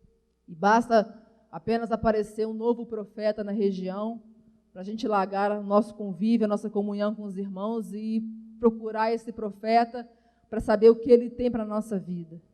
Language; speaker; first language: Portuguese; native; Portuguese